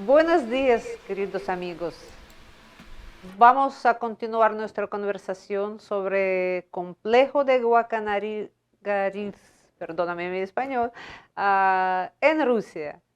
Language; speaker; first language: Spanish; non-native, fluent; Russian